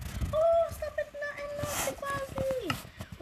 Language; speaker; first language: Italian; early bilingual, other home language; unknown